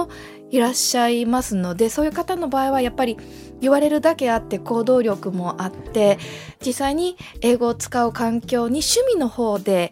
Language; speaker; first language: Japanese; native; Japanese